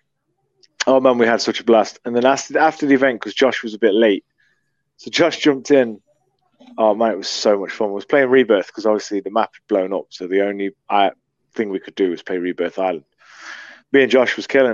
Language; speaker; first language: English; native; English